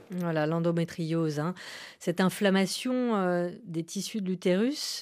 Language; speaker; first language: French; native; French